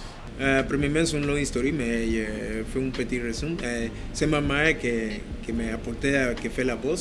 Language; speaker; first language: French; non-native, learner; Spanish